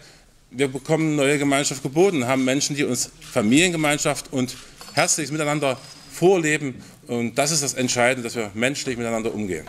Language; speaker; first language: German; native; German